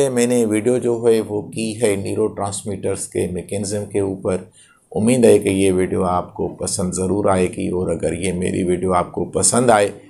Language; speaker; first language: Urdu; non-native, local second language; Sindhi